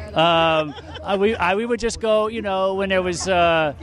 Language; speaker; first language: English; native; English